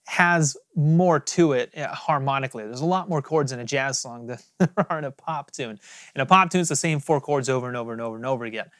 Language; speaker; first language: English; native; English